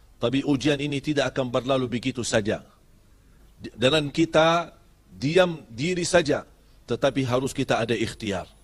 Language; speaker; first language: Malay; non-native, fluent; Arabic